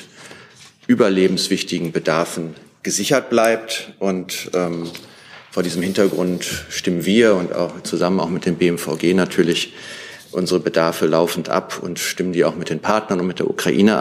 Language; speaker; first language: German; native; German